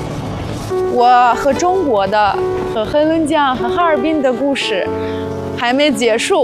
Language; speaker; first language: Chinese; non-native, fluent; Russian